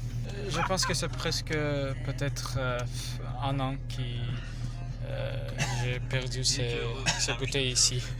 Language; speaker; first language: French; non-native, learner; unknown